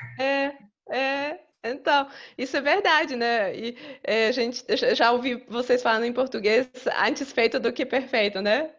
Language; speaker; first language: Portuguese; non-native, fluent; Polish